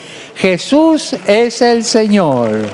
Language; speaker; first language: Italian; non-native, fluent; Spanish